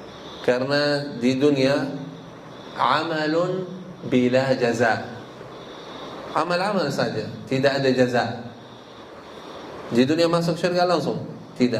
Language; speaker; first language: Indonesian; non-native, learner; Arabic